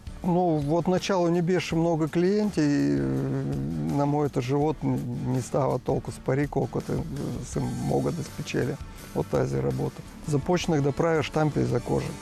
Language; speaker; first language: Bulgarian; non-native, learner; Russian